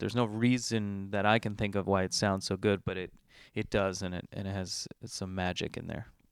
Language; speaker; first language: English; native; English